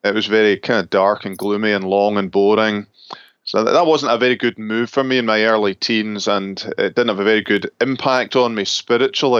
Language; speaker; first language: English; native; English